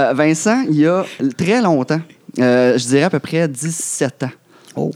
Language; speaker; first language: French; native; French